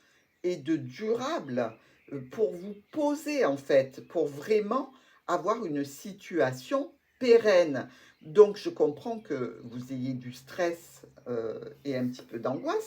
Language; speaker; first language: French; native; French